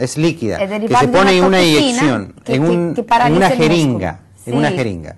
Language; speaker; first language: Spanish; native; Spanish